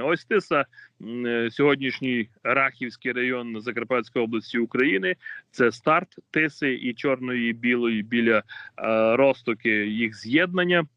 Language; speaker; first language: Ukrainian; native; Ukrainian